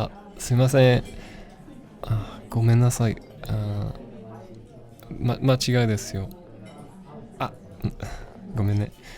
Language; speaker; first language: Japanese; non-native, learner; English